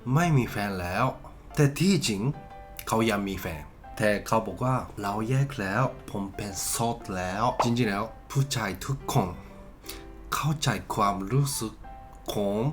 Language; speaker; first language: Thai; non-native, learner; Japanese